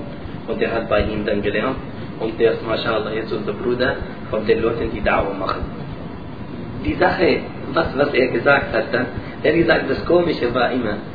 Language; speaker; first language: German; non-native, learner; Arabic